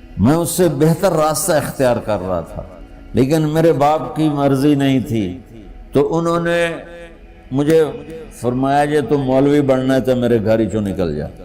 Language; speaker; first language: Urdu; non-native, local second language; Punjabi